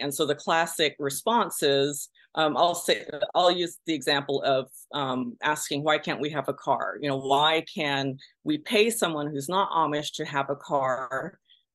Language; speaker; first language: English; early bilingual, other home language; Pennsylvania German